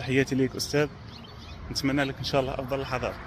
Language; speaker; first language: Arabic; native; Arabic